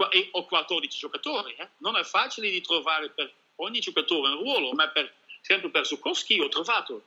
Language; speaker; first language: Italian; non-native, learner; Dutch